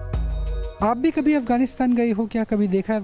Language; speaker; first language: Hindi; native; Hindi